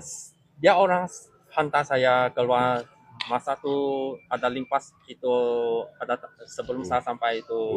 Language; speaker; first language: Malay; non-native, local second language; Chinese